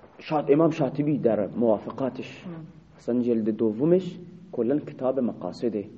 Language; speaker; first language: Persian; non-native, local second language; Baluchi